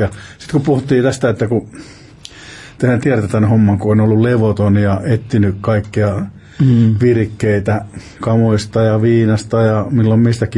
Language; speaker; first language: Finnish; native; Finnish